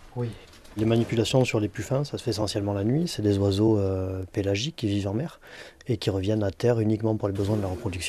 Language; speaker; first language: French; native; French